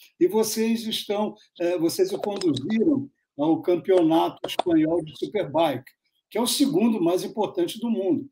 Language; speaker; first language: Portuguese; native; Portuguese